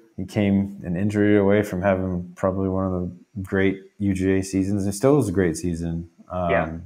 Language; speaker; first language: English; native; English